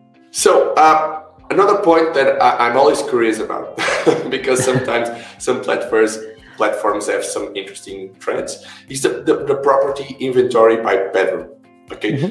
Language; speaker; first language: English; non-native, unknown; Portuguese